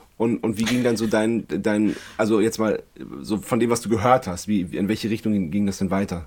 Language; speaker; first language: German; native; German